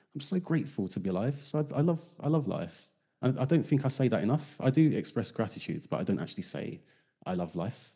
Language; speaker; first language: English; native; English